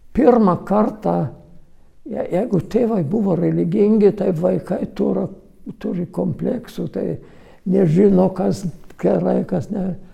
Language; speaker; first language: Lithuanian; early bilingual, other home language; Hebrew